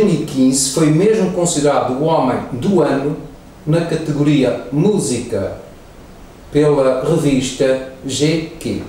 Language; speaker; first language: Portuguese; native; Portuguese